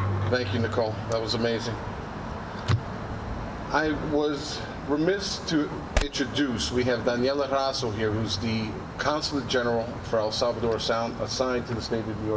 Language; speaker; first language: English; early bilingual, other home language; Spanish